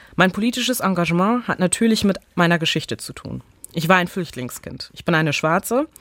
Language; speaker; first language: German; early bilingual, other home language; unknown